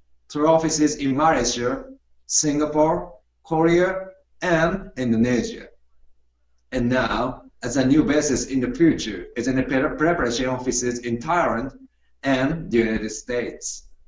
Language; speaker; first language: English; non-native, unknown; Japanese